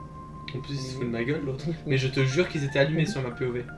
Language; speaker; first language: French; native; French